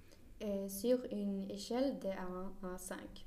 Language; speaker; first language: French; non-native, learner; Swedish